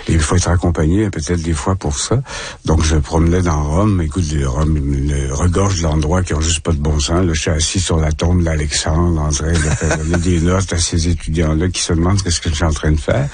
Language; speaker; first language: French; native; French